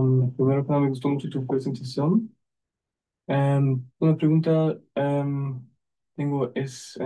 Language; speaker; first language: Spanish; non-native, fluent; German